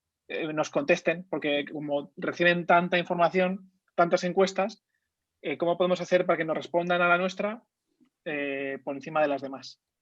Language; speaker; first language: Spanish; native; Spanish